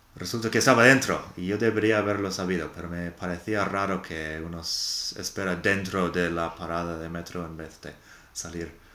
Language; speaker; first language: Spanish; non-native, fluent; English